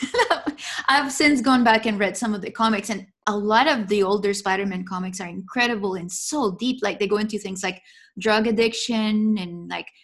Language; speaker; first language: English; non-native, fluent; Spanish